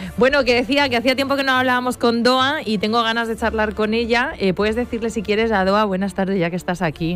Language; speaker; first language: Spanish; native; Spanish